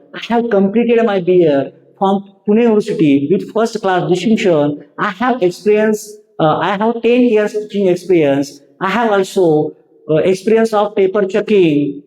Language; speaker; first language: English; non-native, local second language; Marathi